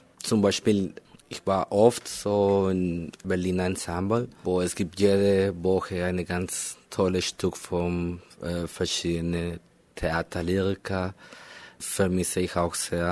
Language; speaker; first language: German; non-native, fluent; Spanish